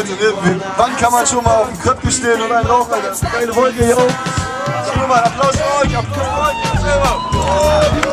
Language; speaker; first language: German; native; German